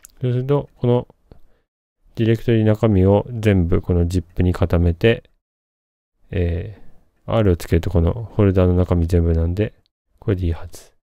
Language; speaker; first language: Japanese; native; Japanese